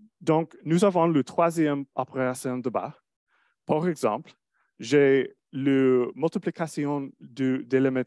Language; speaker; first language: French; non-native, learner; English